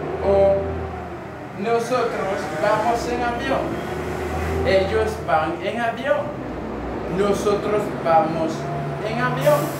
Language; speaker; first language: Spanish; non-native, fluent; Haitian Creole